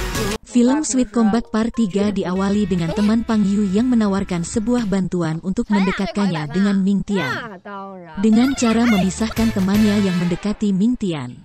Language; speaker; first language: Indonesian; native; Indonesian